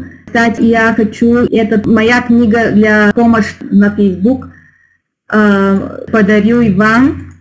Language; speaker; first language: Russian; non-native, learner; Bulgarian